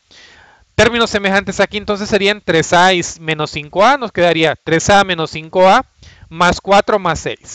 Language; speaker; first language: Spanish; native; Spanish